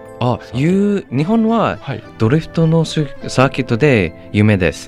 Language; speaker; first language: Japanese; non-native, learner; English